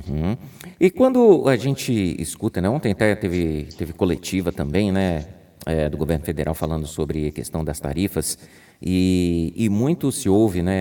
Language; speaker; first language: Portuguese; native; Portuguese